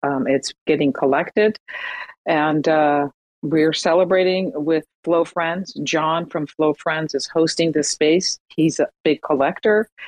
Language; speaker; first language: English; early bilingual, other home language; Persian